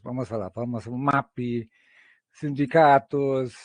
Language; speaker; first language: Portuguese; non-native, fluent; German